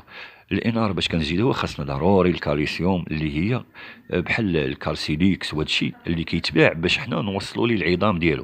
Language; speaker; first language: Arabic; native; Arabic